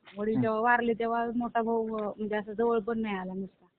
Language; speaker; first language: Marathi; native; Marathi